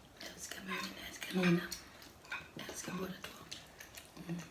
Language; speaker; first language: Swedish; non-native, learner; Thai